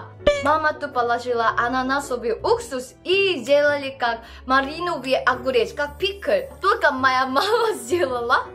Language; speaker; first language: Russian; non-native, fluent; Korean